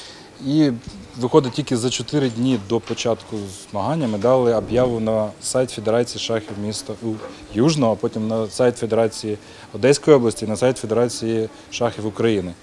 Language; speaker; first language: Ukrainian; native; Ukrainian